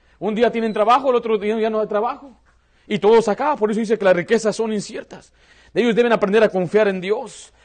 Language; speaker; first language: Spanish; early bilingual, heritage; Spanish